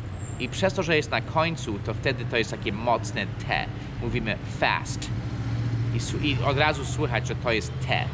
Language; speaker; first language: Polish; non-native, fluent; English